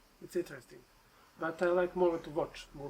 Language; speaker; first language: English; non-native, learner; Serbian